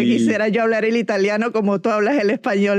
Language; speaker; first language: Spanish; native; Spanish